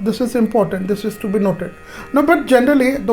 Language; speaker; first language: English; non-native, local second language; Hindi